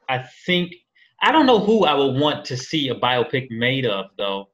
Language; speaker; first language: English; native; English